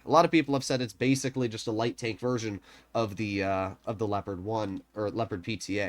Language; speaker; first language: English; native; English